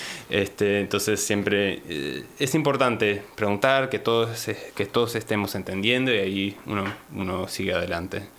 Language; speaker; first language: Spanish; native; Spanish